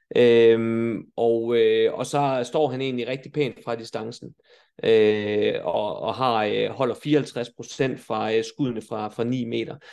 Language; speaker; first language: Danish; native; Danish